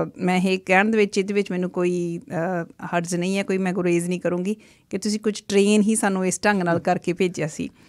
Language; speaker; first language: Punjabi; native; Punjabi